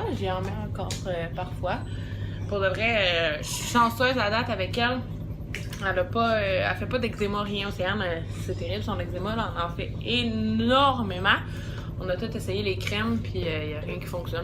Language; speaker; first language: French; native; French